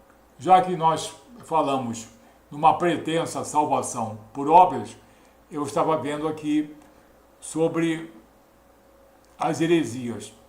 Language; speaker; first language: Portuguese; native; Portuguese